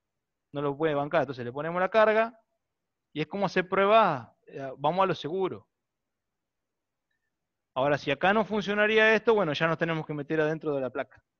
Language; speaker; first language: Spanish; native; Spanish